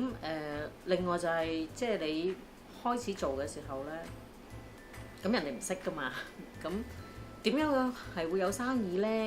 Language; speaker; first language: Cantonese; native; Cantonese